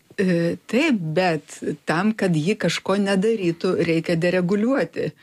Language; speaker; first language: Lithuanian; native; Lithuanian